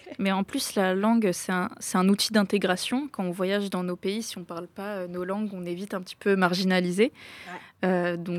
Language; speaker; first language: French; native; French